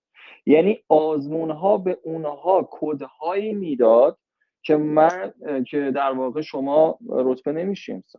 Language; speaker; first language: Persian; native; Persian